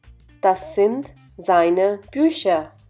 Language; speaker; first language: German; non-native, fluent; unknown